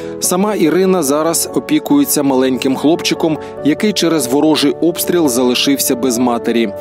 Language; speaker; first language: Ukrainian; native; Ukrainian